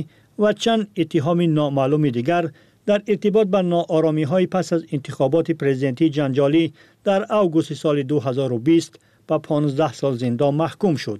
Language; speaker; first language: Persian; native; Persian